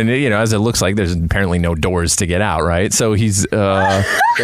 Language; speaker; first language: English; native; English